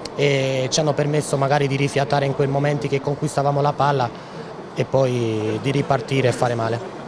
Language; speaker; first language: Italian; native; Italian